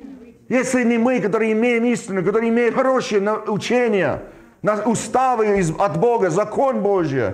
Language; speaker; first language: Russian; non-native, fluent; English